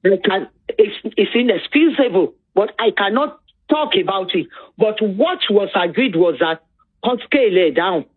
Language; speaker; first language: English; non-native, local second language; Yoruba